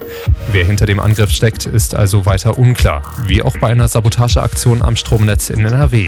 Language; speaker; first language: German; native; German